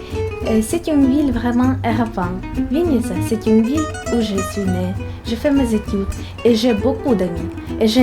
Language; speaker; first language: French; non-native, learner; Ukrainian